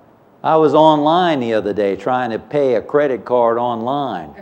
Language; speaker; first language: English; native; English